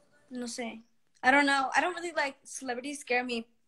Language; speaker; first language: English; early bilingual, other home language; Spanish